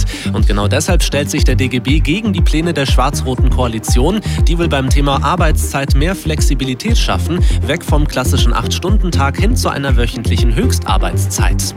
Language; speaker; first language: German; native; German